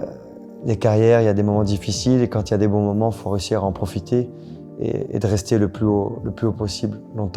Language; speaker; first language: French; native; French